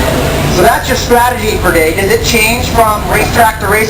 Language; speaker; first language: English; native; English